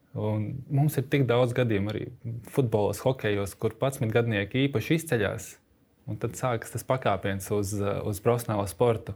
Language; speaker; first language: Latvian; native; Latvian